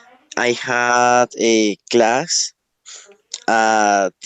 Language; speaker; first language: English; non-native, learner; Spanish